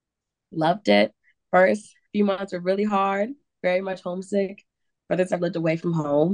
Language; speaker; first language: English; native; English